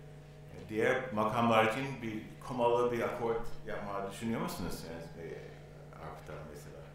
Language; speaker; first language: Turkish; non-native, learner; English